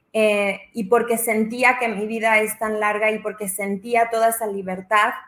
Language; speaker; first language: Spanish; early bilingual, heritage; Spanish